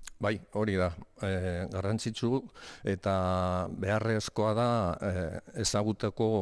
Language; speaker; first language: Basque; non-native, local second language; Spanish